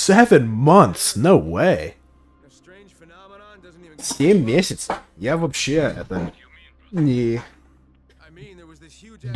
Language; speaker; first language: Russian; non-native, learner; English